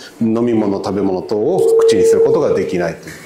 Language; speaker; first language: Japanese; native; Japanese